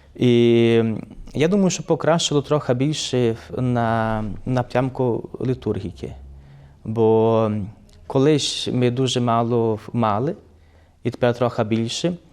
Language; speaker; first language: Ukrainian; early bilingual, heritage; Ukrainian